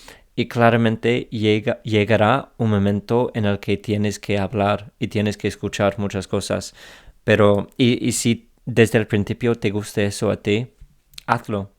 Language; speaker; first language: Spanish; non-native, fluent; English